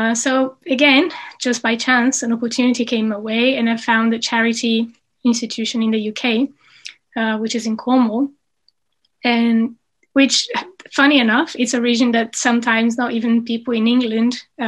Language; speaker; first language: English; non-native, fluent; Portuguese